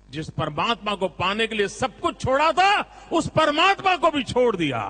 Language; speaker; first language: Hindi; non-native, local second language; Gujarati